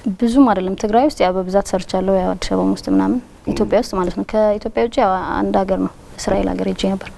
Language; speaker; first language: Amharic; non-native, local second language; Tigrinya